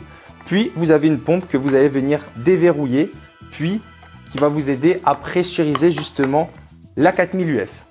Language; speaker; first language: French; native; French